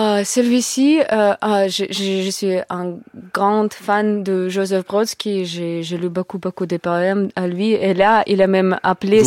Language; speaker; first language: French; non-native, learner; Russian